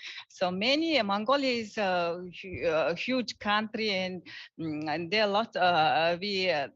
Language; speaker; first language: English; non-native, learner; Mongolian